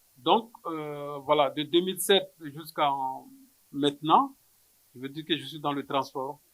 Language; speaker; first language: French; non-native, local second language; Bambara